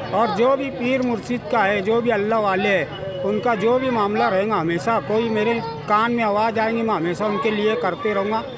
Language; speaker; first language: Hindi; non-native, local second language; Urdu